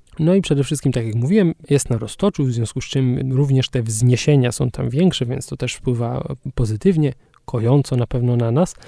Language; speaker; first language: Polish; native; Polish